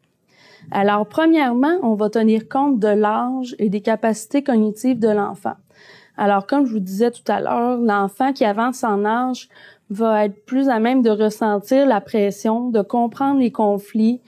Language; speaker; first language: French; native; French